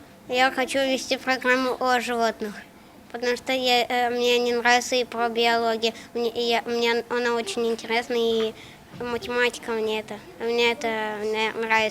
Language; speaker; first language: Russian; non-native, local second language; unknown